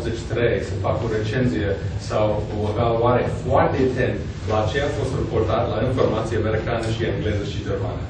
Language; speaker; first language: Romanian; non-native, fluent; English